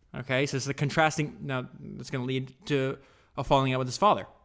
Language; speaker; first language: English; native; English